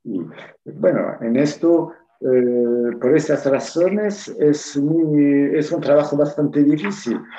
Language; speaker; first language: Spanish; non-native, fluent; French